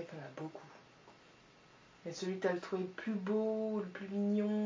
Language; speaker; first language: French; native; French